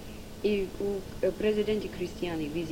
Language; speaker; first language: Spanish; non-native, learner; English